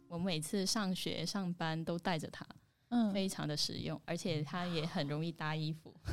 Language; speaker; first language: Chinese; non-native, fluent; Vietnamese